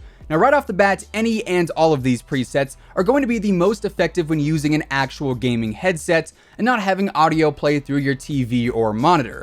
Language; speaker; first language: English; native; English